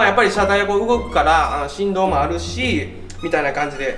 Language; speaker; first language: Japanese; native; Japanese